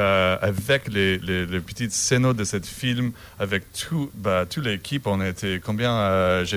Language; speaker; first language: French; non-native, learner; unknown